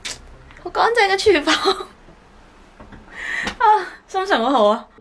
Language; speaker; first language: Cantonese; native; Cantonese